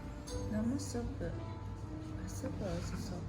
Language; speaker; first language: Japanese; non-native, fluent; Cebuano